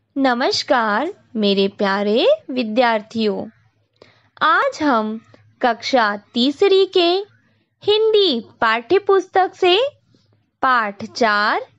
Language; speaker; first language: Hindi; non-native, local second language; Marathi